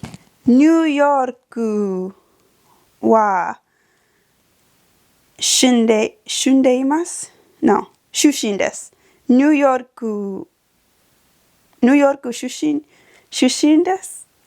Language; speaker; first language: Japanese; non-native, learner; English